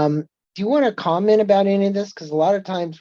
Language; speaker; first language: English; native; English